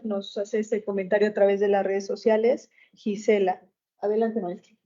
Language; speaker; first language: Spanish; native; Spanish